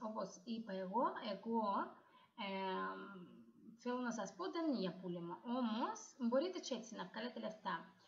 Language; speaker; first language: Greek; non-native, learner; Russian